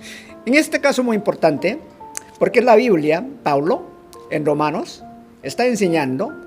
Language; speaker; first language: Spanish; non-native, fluent; Korean